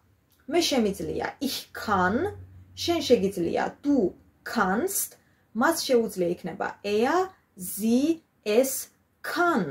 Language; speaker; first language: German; non-native, fluent; Georgian